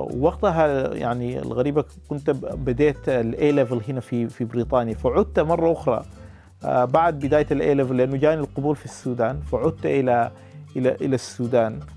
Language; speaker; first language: Arabic; early bilingual, heritage; Arabic